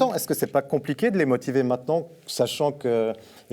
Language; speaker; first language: French; native; French